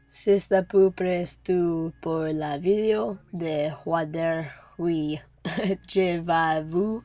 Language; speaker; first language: French; non-native, learner; English